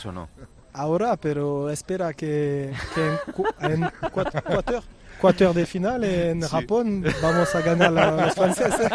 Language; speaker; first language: Spanish; non-native, learner; French